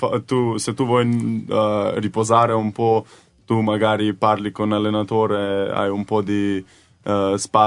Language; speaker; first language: Italian; non-native, learner; Slovenian